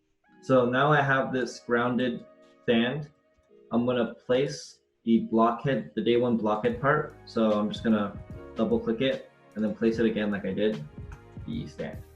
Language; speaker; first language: English; native; English